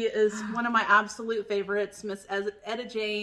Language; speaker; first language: English; native; English